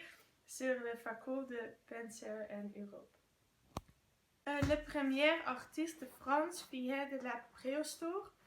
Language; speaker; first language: French; non-native, learner; Dutch